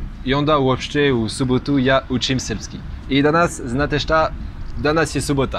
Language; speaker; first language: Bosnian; non-native, learner; French